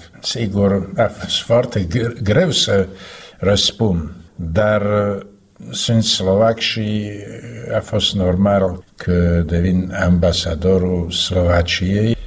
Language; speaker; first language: Romanian; non-native, fluent; Slovak